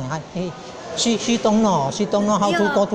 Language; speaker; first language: English; non-native, learner; Chinese